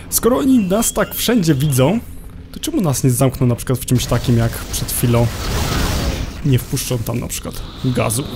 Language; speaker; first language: Polish; native; Polish